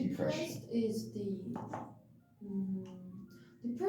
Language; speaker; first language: English; non-native, learner; Korean